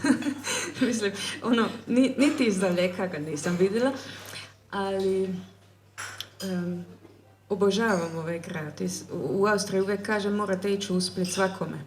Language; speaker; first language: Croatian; early bilingual, heritage; German